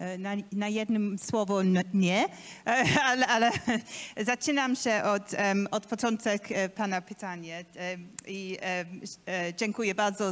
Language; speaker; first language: Polish; non-native, learner; English